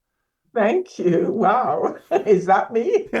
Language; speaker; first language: English; native; English